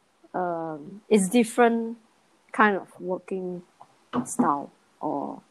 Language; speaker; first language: English; non-native, local second language; Chinese